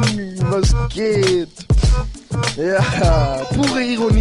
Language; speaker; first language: German; native; German